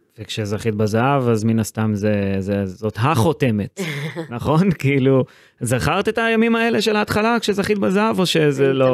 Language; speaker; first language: Hebrew; native; Hebrew